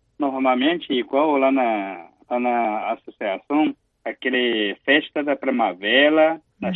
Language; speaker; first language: Portuguese; non-native, learner; Chinese